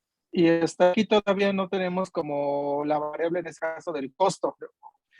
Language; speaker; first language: Spanish; native; Spanish